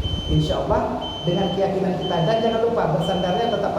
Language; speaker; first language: Indonesian; non-native, local second language; Achinese